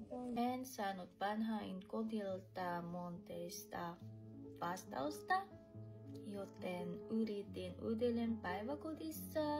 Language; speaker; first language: Finnish; non-native, learner; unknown